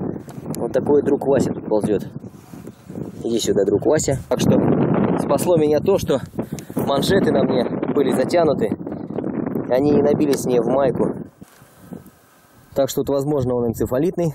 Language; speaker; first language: Russian; native; Russian